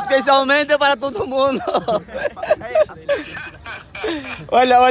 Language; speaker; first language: Portuguese; non-native, learner; Bangla